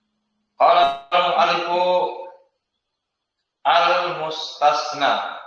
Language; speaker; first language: Arabic; non-native, fluent; Indonesian